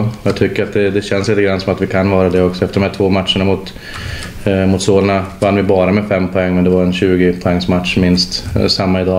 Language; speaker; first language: Swedish; native; Swedish